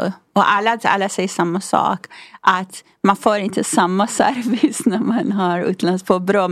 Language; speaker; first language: Swedish; non-native, fluent; Persian